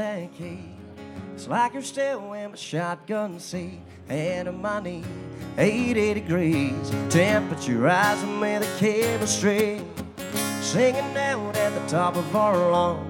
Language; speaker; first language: English; native; English